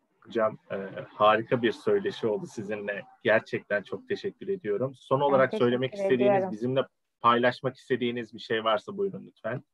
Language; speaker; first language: Turkish; native; Turkish